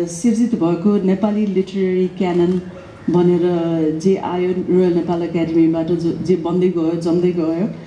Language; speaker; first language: Nepali; native; Nepali